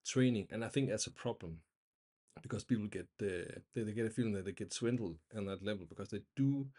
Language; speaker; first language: English; non-native, fluent; Danish